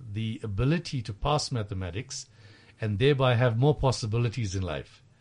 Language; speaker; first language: English; native; English